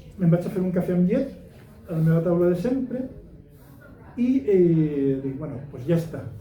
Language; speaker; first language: Catalan; non-native, local second language; Spanish